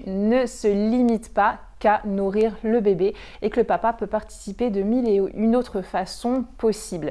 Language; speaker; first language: French; native; French